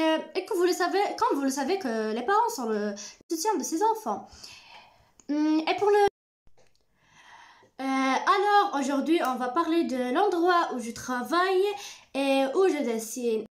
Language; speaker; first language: French; non-native, learner; Arabic